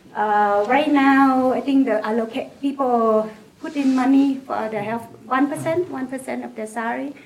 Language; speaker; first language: English; non-native, fluent; Thai